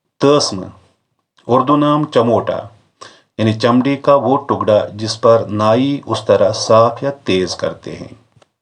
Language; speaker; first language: Urdu; non-native, local second language; Kashmiri